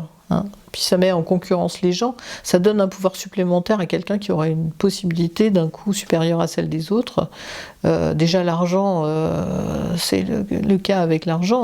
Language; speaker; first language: French; native; French